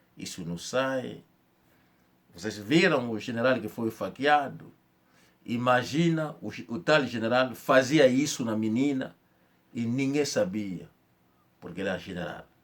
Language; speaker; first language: Portuguese; non-native, fluent; Kongo